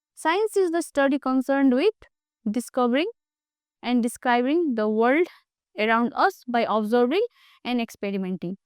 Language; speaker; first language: English; non-native, local second language; Nepali